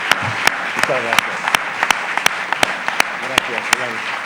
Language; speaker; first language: Spanish; non-native, learner; Bangla